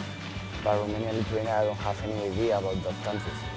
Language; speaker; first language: English; non-native, learner; Spanish